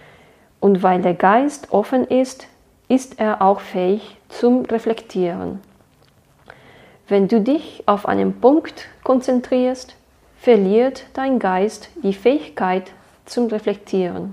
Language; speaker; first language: German; non-native, fluent; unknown